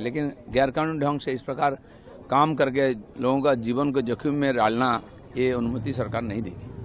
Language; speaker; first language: Hindi; non-native, local second language; Bangla